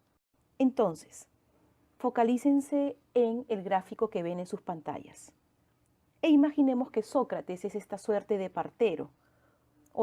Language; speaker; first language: Spanish; native; Spanish